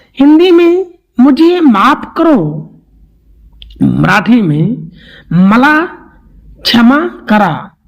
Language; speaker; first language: Hindi; native; Hindi